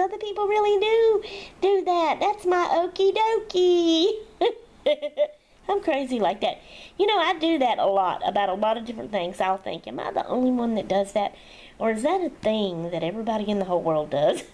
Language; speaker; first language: English; native; English